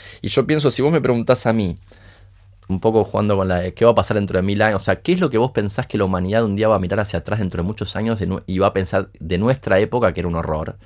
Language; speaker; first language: Spanish; early bilingual, other home language; Portuguese